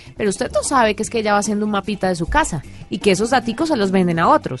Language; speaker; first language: Spanish; native; Spanish